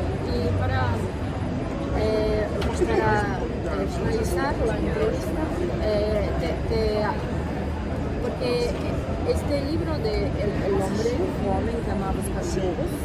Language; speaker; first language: Spanish; non-native, fluent; Portuguese